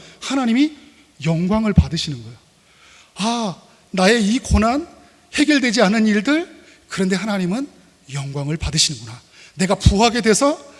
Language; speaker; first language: Korean; native; Korean